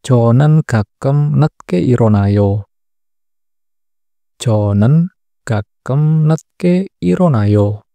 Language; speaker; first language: Korean; non-native, learner; Indonesian